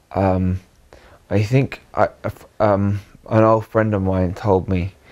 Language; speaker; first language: English; native; English